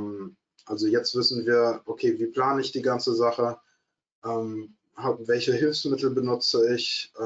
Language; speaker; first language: German; native; German